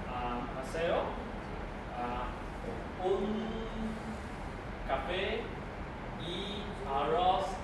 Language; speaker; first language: Spanish; non-native, learner; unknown